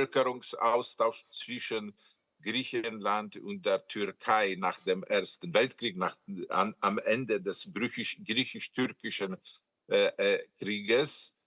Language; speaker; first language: German; non-native, fluent; Polish